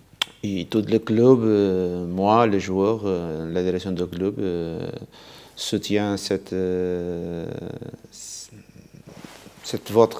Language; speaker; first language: French; non-native, fluent; Portuguese